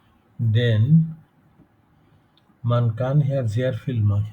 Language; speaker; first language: German; non-native, fluent; Bangla